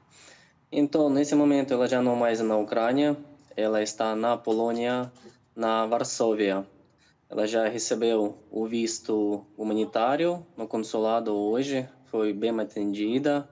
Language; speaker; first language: Portuguese; non-native, fluent; Ukrainian